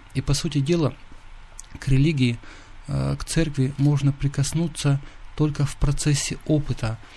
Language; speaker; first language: Russian; native; Russian